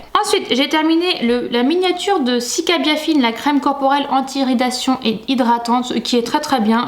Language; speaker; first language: French; native; French